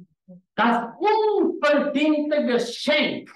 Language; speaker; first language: German; non-native, learner; Afrikaans